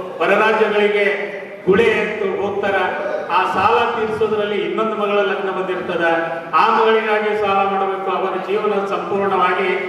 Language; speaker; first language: Kannada; non-native, local second language; Lambadi